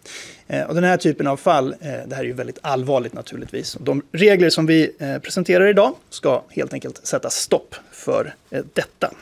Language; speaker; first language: Swedish; native; Swedish